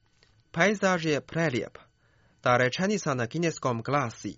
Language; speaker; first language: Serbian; non-native, fluent; Chinese